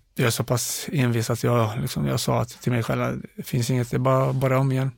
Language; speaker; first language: Swedish; non-native, fluent; Bosnian